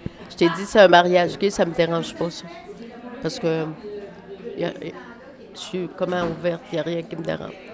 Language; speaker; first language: French; native; French